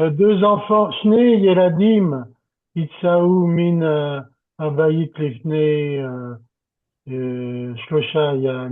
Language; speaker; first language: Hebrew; non-native, learner; French